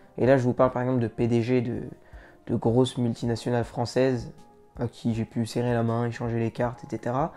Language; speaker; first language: French; native; French